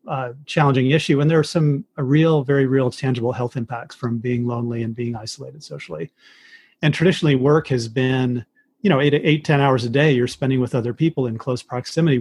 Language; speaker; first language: English; native; English